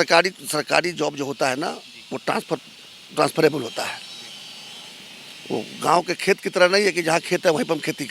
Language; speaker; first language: Hindi; native; Hindi